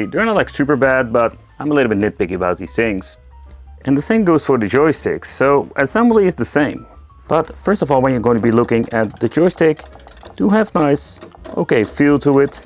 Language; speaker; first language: English; non-native, fluent; Dutch